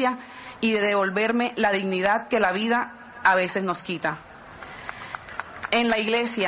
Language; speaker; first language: Spanish; native; Spanish